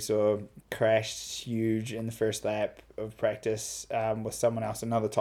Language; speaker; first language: English; native; English